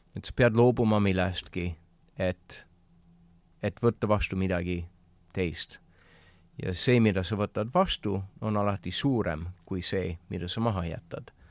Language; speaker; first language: Estonian; non-native, fluent; English